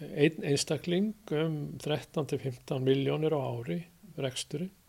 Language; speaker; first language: Icelandic; native; Icelandic